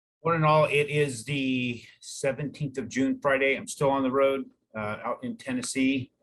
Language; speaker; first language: English; native; English